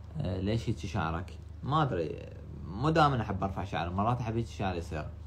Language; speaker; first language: Arabic; native; Arabic